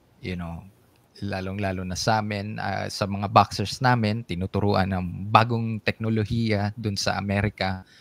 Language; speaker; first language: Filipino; non-native, local second language; Cebuano